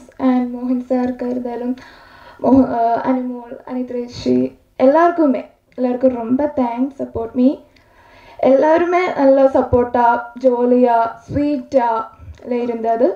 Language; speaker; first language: Tamil; non-native, learner; Malayalam